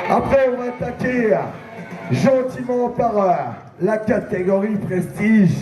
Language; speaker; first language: French; native; French